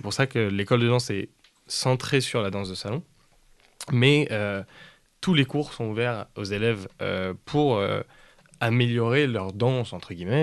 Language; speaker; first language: French; native; French